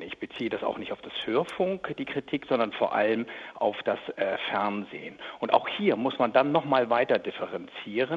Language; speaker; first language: German; native; German